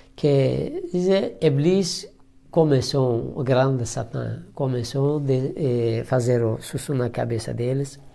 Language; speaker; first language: Portuguese; non-native, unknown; Persian